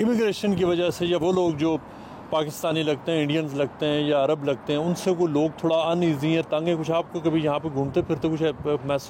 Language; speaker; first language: Urdu; native; Urdu